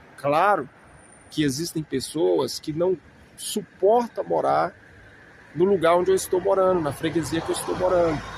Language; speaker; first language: Portuguese; native; Portuguese